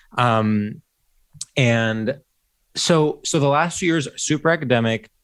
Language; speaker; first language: English; early bilingual, other home language; Greek